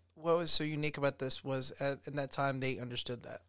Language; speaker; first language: English; native; English